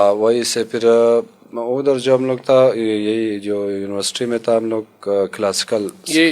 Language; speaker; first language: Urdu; non-native, local second language; Hazaragi